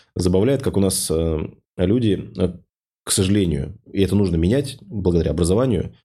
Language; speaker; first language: Russian; native; Russian